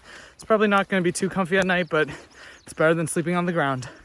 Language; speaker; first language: English; native; English